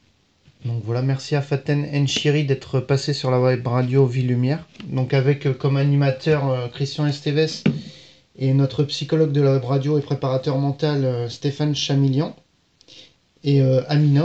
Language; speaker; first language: French; native; French